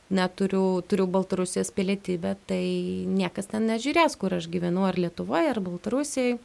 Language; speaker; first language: Lithuanian; non-native, fluent; Russian